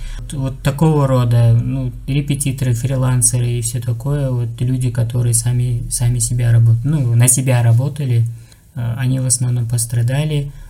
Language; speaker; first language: Russian; non-native, local second language; Uzbek